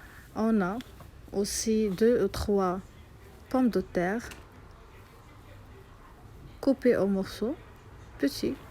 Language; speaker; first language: French; non-native, local second language; Arabic